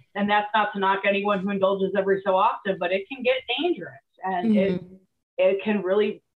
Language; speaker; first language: English; native; English